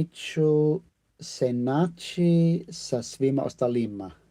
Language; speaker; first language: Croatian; non-native, learner; English